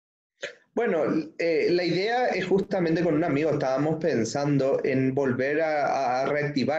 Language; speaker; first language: Spanish; native; Spanish